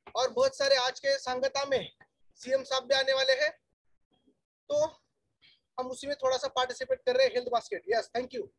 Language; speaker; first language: Hindi; non-native, local second language; Marathi